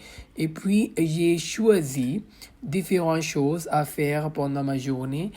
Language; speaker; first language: French; non-native, fluent; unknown